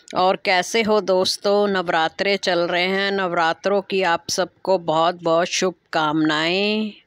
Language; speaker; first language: Hindi; native; Hindi